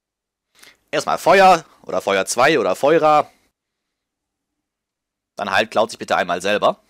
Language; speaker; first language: German; native; German